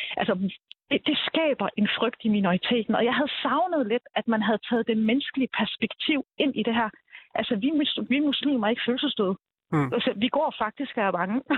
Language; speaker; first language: Danish; early bilingual, other home language; Arabic